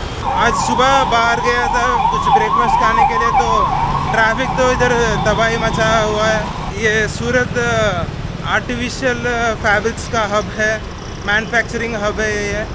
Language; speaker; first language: Hindi; non-native, local second language; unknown